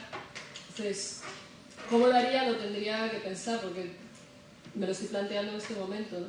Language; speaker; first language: Spanish; native; Spanish